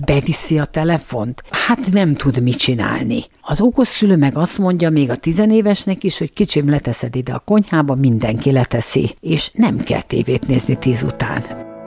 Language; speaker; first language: Hungarian; native; Hungarian